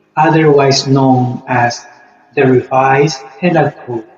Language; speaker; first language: English; non-native, local second language; Filipino